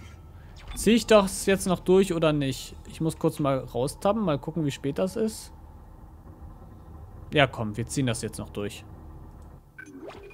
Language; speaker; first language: German; native; German